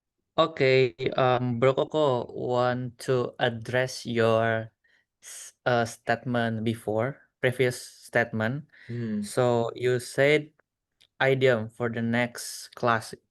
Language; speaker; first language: English; non-native, learner; Indonesian